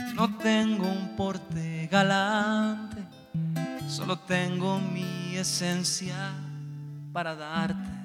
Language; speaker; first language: Spanish; native; Spanish